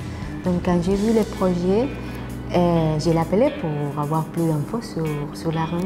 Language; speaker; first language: French; non-native, fluent; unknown